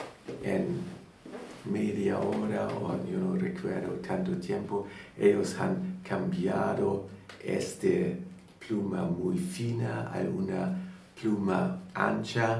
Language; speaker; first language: Spanish; non-native, learner; German